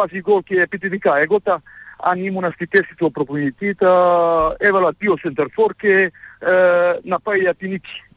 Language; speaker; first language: Greek; non-native, fluent; Serbian